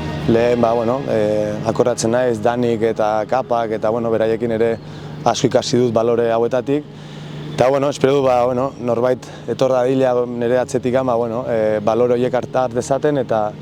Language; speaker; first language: Basque; non-native, local second language; Spanish